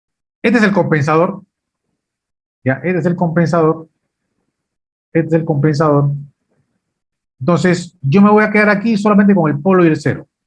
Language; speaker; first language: Spanish; native; Spanish